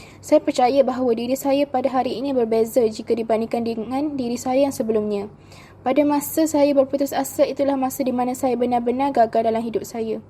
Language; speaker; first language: Malay; native; Malay